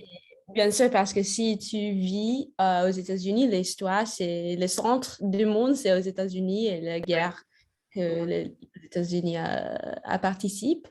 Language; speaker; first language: French; non-native, learner; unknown